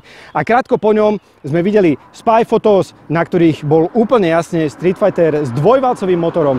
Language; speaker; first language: Slovak; native; Slovak